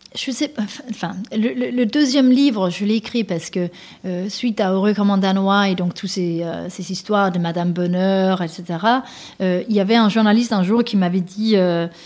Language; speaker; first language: French; non-native, fluent; Danish